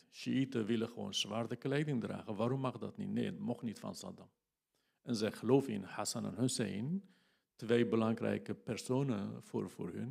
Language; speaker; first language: Dutch; non-native, fluent; Kurdish